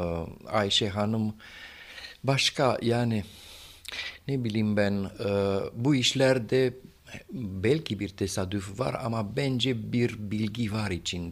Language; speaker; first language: Turkish; non-native, fluent; Romanian